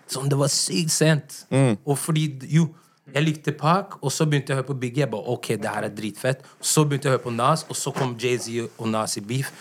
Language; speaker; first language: Norwegian; native; Norwegian